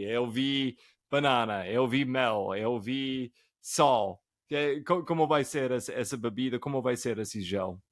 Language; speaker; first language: Portuguese; non-native, fluent; English